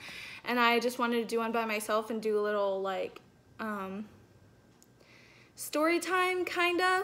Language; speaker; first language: English; native; English